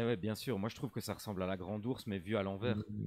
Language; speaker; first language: French; native; French